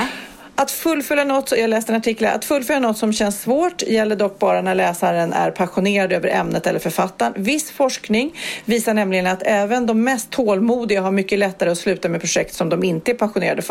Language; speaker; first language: Swedish; native; Swedish